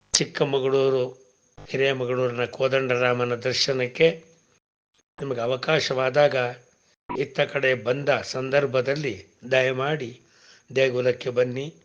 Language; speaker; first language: Kannada; non-native, local second language; Tamil